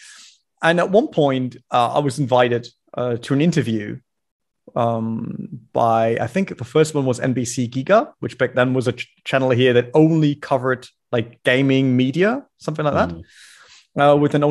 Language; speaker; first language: English; non-native, fluent; German